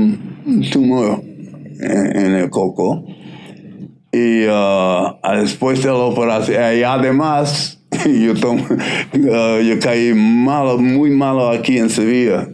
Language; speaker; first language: Spanish; non-native, learner; English